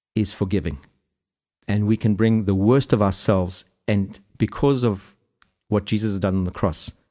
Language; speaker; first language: English; native; English